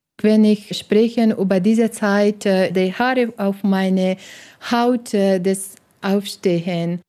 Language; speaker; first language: German; non-native, learner; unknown